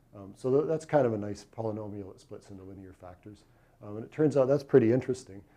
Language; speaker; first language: English; native; English